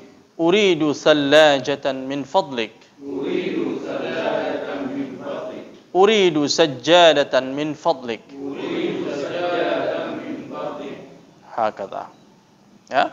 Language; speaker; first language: Arabic; non-native, fluent; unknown